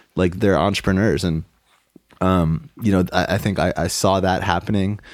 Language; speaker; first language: English; native; English